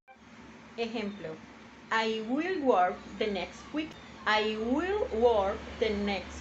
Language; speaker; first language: English; non-native, learner; Spanish